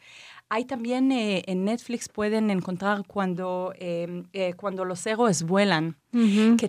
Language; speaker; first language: Spanish; non-native, fluent; Hebrew